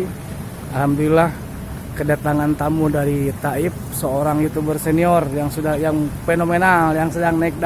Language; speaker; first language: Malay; non-native, local second language; Sundanese